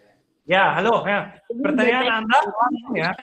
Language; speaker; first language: Indonesian; non-native, fluent; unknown